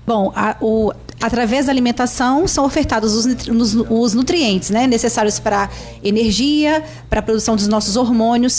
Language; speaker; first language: Portuguese; native; Portuguese